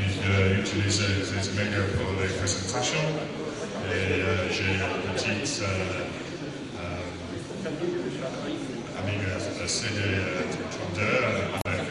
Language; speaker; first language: French; non-native, learner; English